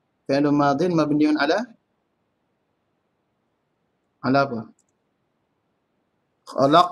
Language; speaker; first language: Arabic; non-native, fluent; Malay